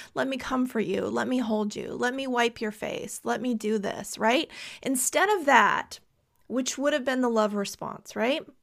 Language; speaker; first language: English; native; English